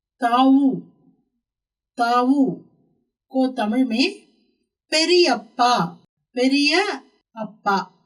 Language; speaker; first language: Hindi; non-native, local second language; Tamil